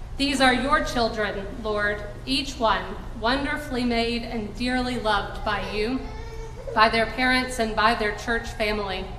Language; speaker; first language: English; native; English